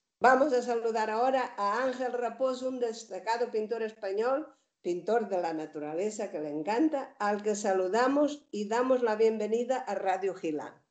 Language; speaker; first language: Spanish; native; Spanish